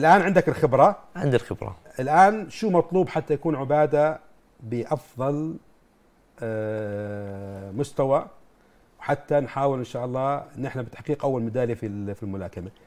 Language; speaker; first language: Arabic; native; Arabic